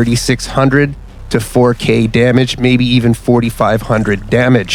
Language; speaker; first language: English; native; English